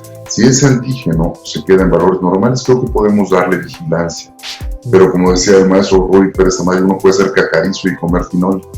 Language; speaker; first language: Spanish; native; Spanish